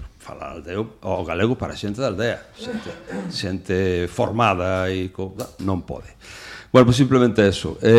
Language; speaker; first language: Galician; non-native, local second language; Spanish